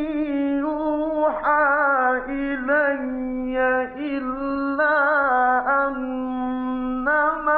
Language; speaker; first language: Arabic; native; Arabic